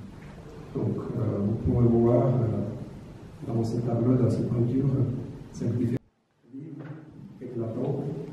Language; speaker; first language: French; non-native, fluent; Azerbaijani